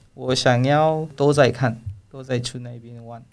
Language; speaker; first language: Chinese; non-native, learner; Spanish